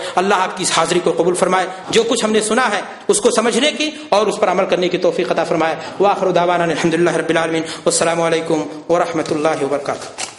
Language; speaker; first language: Urdu; native; Urdu